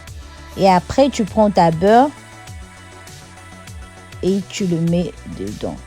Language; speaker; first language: French; non-native, fluent; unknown